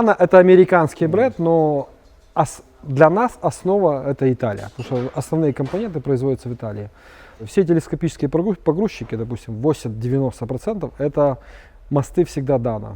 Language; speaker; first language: Russian; native; Russian